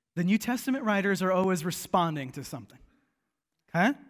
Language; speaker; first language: English; native; English